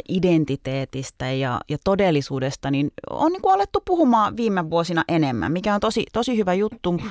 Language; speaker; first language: Finnish; early bilingual, other home language; Turkish